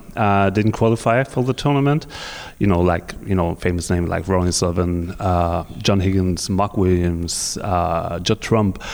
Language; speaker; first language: English; non-native, fluent; German